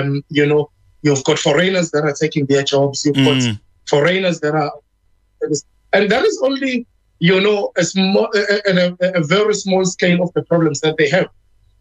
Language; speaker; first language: English; non-native, local second language; Zulu